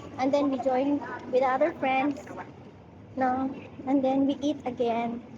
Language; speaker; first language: English; non-native, learner; Filipino